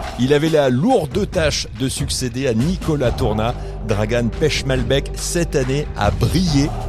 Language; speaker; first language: French; native; French